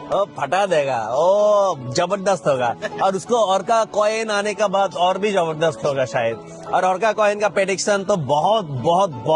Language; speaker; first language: Hindi; non-native, fluent; Bangla